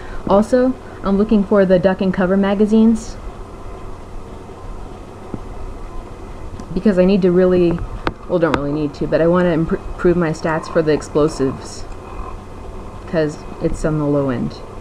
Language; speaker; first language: English; native; English